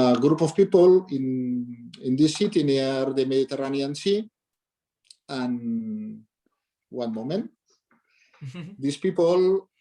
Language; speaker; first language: English; non-native, learner; Catalan